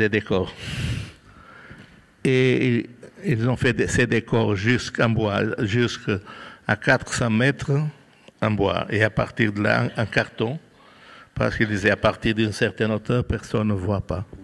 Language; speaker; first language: French; non-native, fluent; Portuguese